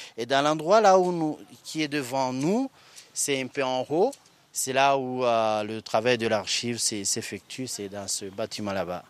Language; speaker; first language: French; non-native, local second language; Kinyarwanda